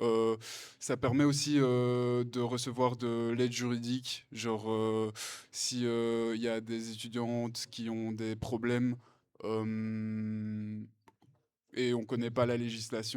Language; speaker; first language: French; native; French